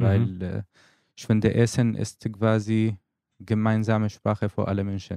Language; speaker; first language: German; non-native, learner; Arabic